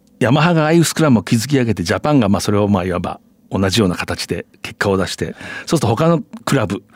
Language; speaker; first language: Japanese; native; Japanese